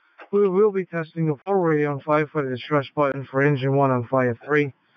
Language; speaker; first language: English; early bilingual, other home language; Spanish